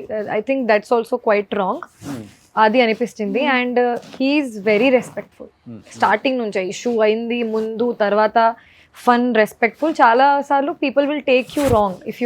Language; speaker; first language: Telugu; non-native, fluent; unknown